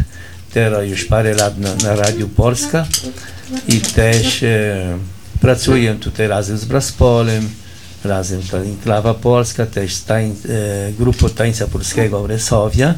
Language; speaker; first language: Polish; early bilingual, heritage; Polish